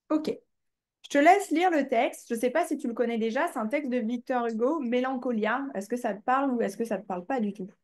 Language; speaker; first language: French; native; French